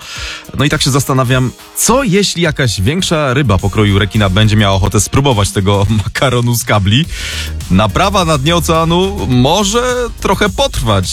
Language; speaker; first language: Polish; native; Polish